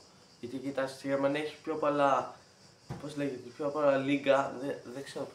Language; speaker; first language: Greek; early bilingual, heritage; Greek